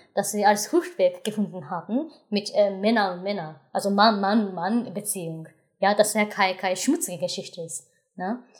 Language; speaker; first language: German; non-native, fluent; Japanese